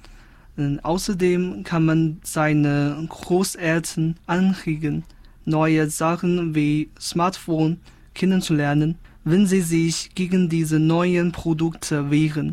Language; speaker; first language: German; non-native, fluent; Chinese